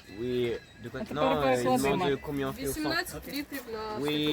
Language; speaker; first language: English; non-native, learner; Ukrainian